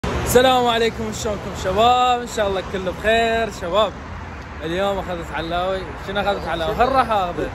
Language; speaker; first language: Arabic; native; Arabic